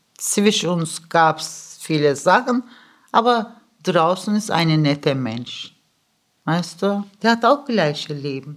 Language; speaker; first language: German; early bilingual, other home language; Turkish